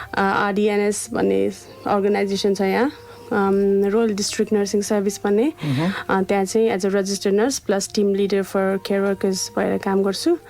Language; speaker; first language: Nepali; native; Nepali